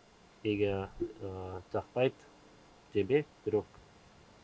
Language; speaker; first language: Kyrgyz; non-native, learner; German